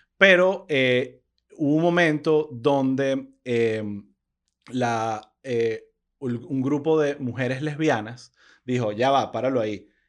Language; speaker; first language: Spanish; native; Spanish